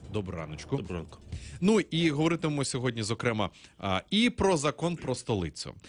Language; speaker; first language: Ukrainian; native; Ukrainian